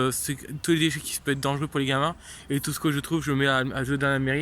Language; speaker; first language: French; native; French